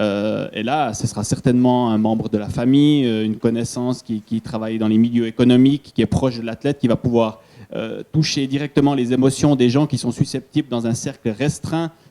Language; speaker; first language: French; native; French